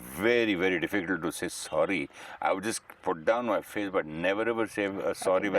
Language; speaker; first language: English; non-native, local second language; Hindi